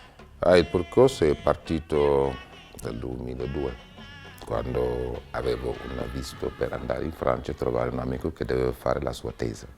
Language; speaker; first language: Italian; non-native, fluent; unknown